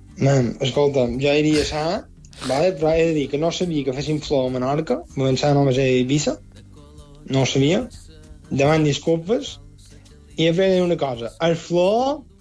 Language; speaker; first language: Catalan; native; Catalan